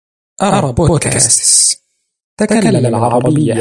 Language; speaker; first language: Arabic; non-native, fluent; Indonesian